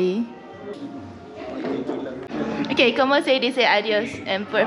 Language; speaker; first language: Spanish; non-native, learner; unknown